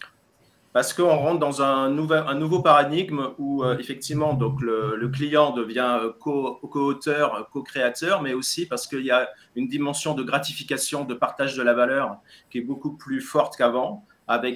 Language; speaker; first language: French; native; French